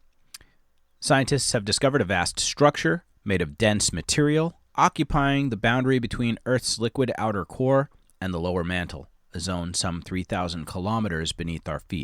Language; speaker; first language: English; native; English